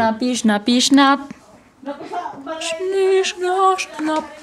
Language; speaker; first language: German; native; German